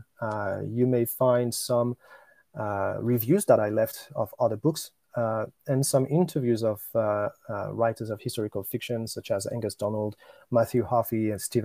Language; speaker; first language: English; non-native, fluent; French